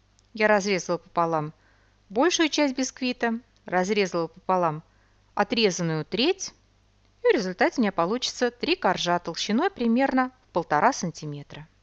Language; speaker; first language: Russian; native; Russian